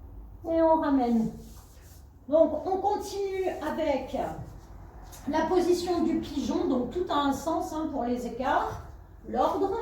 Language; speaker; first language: French; native; French